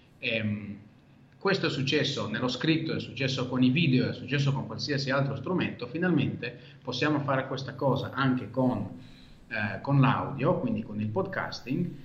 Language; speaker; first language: Italian; non-native, fluent; Hebrew